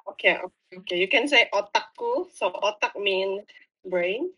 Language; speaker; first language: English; non-native, fluent; Indonesian